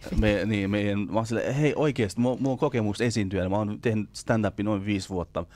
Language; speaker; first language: Finnish; early bilingual, other home language; Kurdish